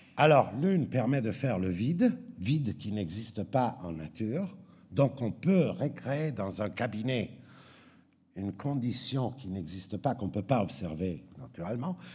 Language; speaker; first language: French; native; French